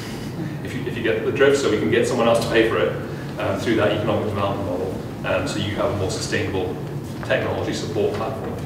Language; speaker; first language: English; native; English